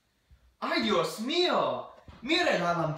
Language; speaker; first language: Spanish; non-native, learner; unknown